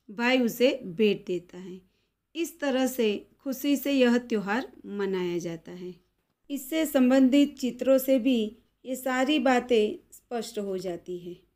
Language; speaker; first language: Hindi; non-native, local second language; Gujarati